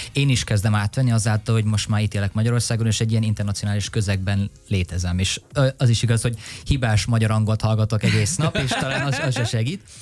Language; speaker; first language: Hungarian; early bilingual, heritage; Hungarian